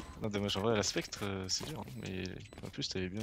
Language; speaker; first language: French; native; French